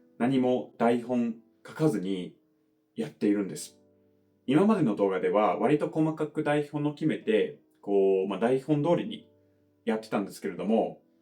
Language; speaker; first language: Japanese; non-native, fluent; English